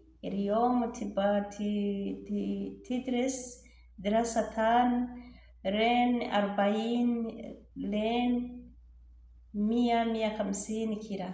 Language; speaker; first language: Arabic; non-native, learner; Rundi